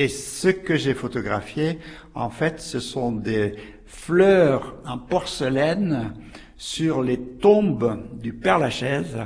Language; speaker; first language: French; native; French